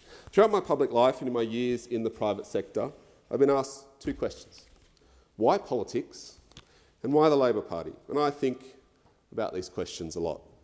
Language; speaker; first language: English; early bilingual, other home language; French